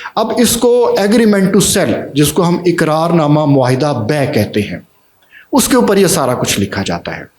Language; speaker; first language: Urdu; native; Urdu